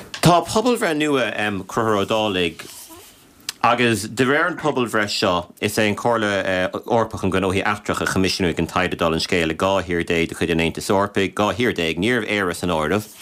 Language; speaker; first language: Irish; native; Irish